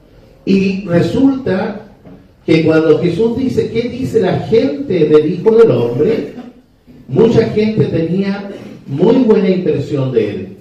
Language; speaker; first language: Spanish; native; Spanish